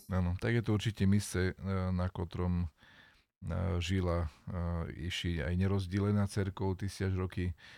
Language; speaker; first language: Slovak; native; Slovak